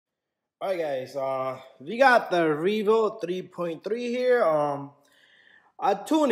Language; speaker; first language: English; native; English